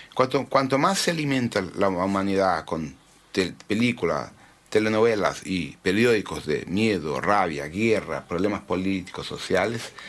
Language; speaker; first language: Spanish; early bilingual, heritage; Spanish